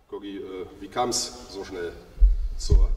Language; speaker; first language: German; native; German